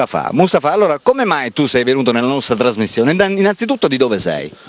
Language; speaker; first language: Italian; native; Italian